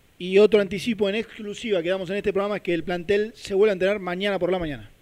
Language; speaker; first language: Spanish; native; Spanish